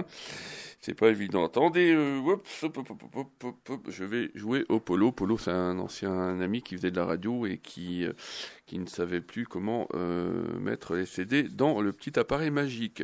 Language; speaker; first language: French; native; French